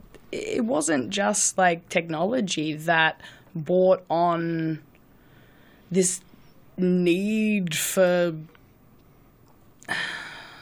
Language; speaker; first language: English; native; English